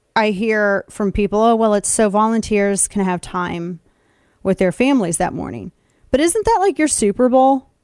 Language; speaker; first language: English; native; English